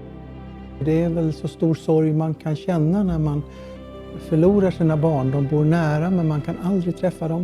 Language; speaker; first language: Swedish; non-native, fluent; Arabic